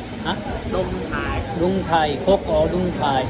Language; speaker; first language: Vietnamese; non-native, learner; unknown